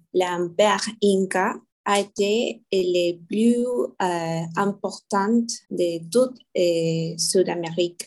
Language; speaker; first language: French; non-native, learner; Spanish